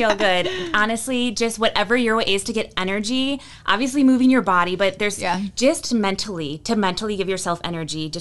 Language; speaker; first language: English; native; English